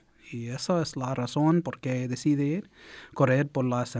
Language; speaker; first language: Spanish; early bilingual, heritage; English